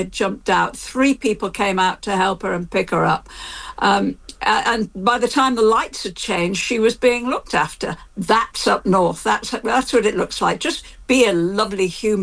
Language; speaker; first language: English; native; English